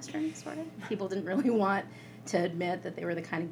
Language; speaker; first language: English; native; English